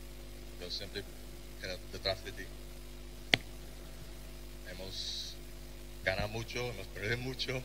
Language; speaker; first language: Spanish; non-native, learner; English